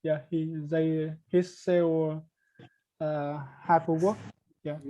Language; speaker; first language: English; non-native, learner; Vietnamese